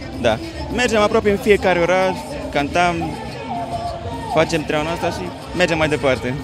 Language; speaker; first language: Romanian; non-native, fluent; Spanish